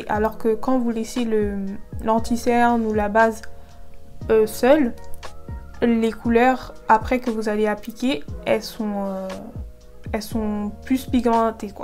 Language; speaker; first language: French; native; French